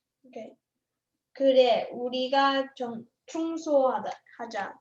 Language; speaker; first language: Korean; non-native, learner; English